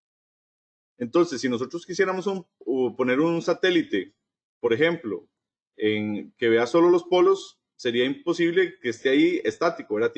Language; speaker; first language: Spanish; native; Spanish